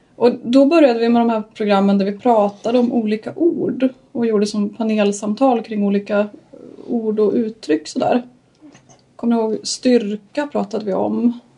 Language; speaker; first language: Swedish; native; Swedish